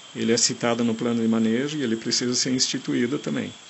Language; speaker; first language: Portuguese; non-native, fluent; German